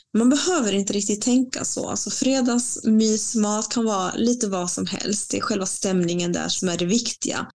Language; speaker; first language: Swedish; non-native, fluent; Spanish